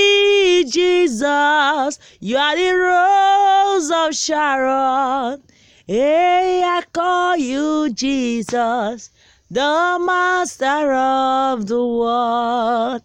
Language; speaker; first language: English; non-native, local second language; Igbo